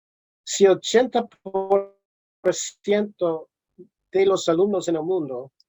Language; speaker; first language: Spanish; non-native, learner; English